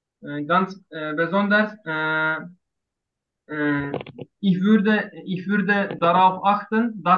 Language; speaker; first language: German; non-native, learner; Turkish